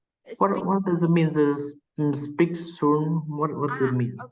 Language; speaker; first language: English; non-native, learner; Vietnamese